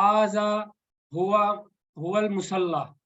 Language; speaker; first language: Arabic; non-native, learner; Urdu